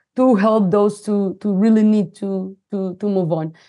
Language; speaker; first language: English; non-native, fluent; Spanish